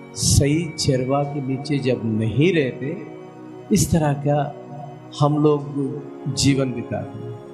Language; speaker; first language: Hindi; non-native, local second language; Telugu